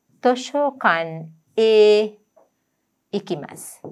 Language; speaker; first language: Japanese; non-native, fluent; Sinhala